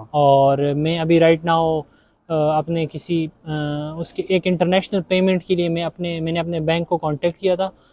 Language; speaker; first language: Urdu; native; Urdu